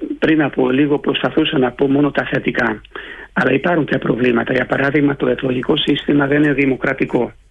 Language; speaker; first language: Greek; early bilingual, heritage; Greek